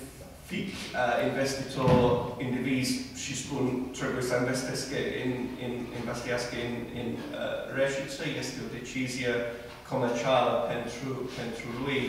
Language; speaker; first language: Romanian; non-native, fluent; English